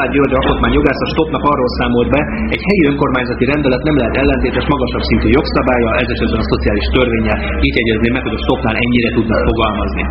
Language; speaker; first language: Hungarian; native; Hungarian